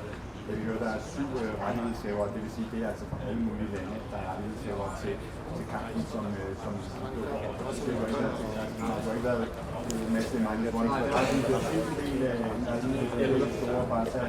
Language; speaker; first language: Danish; native; Danish